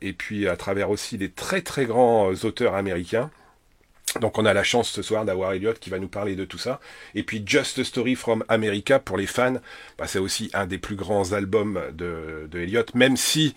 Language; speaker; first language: French; native; French